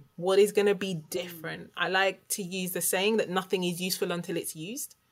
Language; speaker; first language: English; native; English